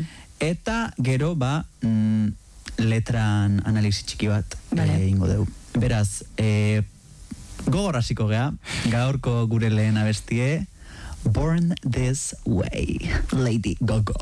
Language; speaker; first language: Basque; native; Basque